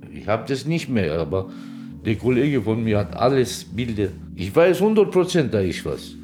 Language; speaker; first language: German; non-native, fluent; Turkish